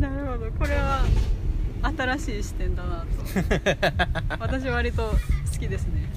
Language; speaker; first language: Japanese; native; Japanese